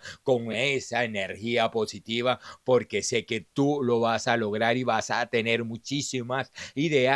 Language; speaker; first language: Spanish; native; Spanish